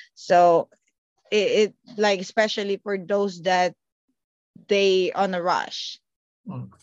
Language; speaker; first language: English; non-native, local second language; Filipino